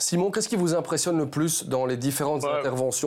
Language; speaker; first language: French; native; French